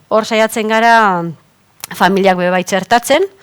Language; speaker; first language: Basque; native; Basque